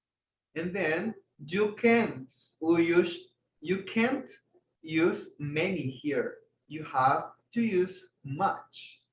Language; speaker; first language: English; non-native, fluent; Spanish